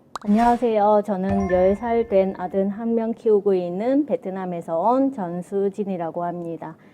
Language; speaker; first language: Korean; non-native, fluent; Vietnamese